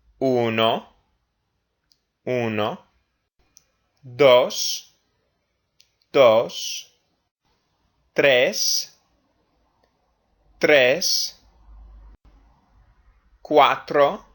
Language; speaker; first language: Spanish; non-native, fluent; English